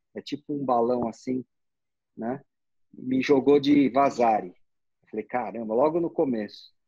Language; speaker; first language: Portuguese; native; Portuguese